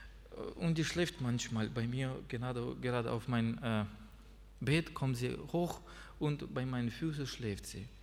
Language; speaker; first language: German; non-native, learner; Russian